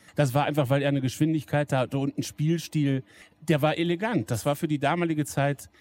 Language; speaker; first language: German; native; German